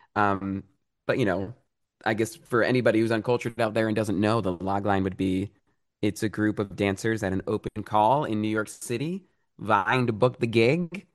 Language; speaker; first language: English; early bilingual, other home language; Italian